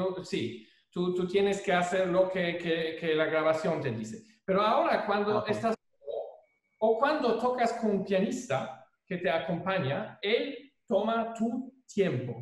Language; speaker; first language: Spanish; non-native, fluent; German